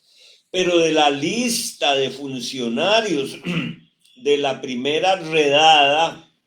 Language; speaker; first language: Spanish; native; Spanish